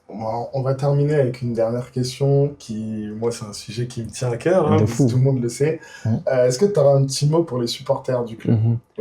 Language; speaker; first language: French; native; French